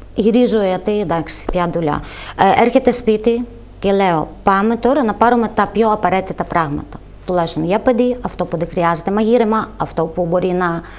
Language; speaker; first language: Greek; non-native, fluent; Ukrainian